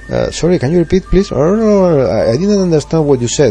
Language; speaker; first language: English; non-native, fluent; Spanish